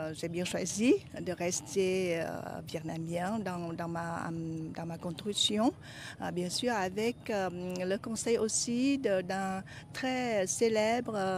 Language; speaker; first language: French; non-native, fluent; Vietnamese